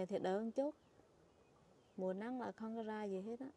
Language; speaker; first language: Vietnamese; non-native, local second language; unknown